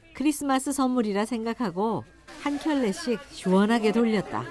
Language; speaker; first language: Korean; native; Korean